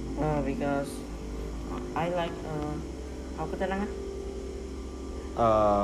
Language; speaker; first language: English; non-native, learner; Indonesian